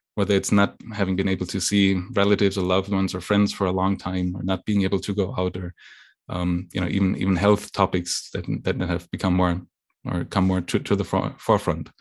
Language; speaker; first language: English; non-native, fluent; German